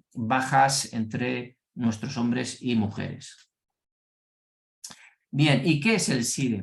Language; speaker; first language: Spanish; native; Spanish